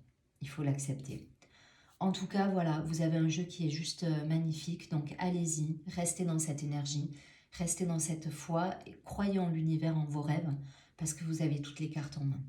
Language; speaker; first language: French; native; French